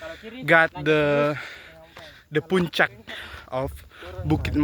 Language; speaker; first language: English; non-native, learner; Indonesian